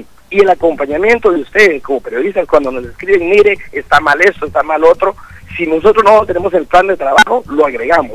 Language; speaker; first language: Spanish; native; Spanish